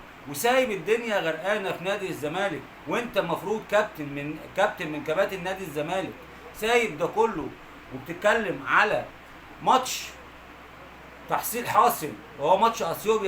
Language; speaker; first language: Arabic; native; Arabic